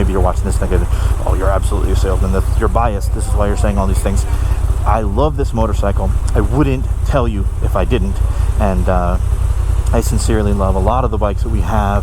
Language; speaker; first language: English; native; English